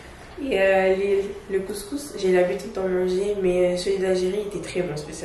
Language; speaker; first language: French; non-native, local second language; Wolof